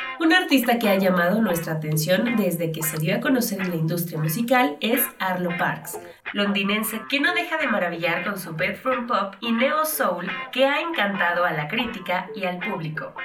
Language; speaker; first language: Spanish; native; Spanish